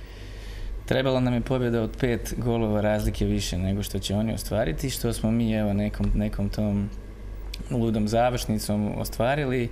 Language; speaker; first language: Croatian; native; Croatian